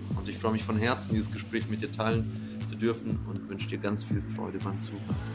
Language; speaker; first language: German; early bilingual, other home language; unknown